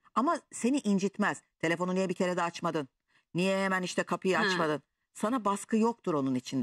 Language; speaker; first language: Turkish; native; Turkish